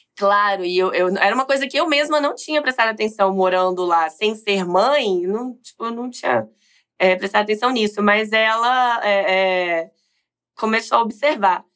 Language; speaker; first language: Portuguese; native; Portuguese